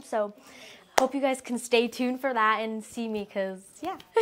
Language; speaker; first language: English; early bilingual, other home language; Vietnamese